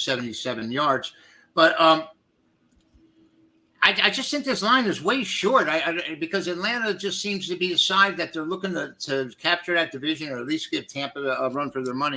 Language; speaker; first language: English; native; English